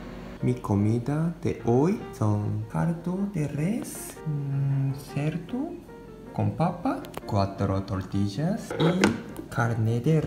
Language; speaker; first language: Spanish; non-native, learner; Japanese